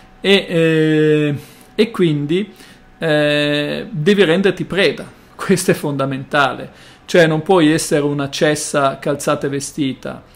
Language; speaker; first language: Italian; native; Italian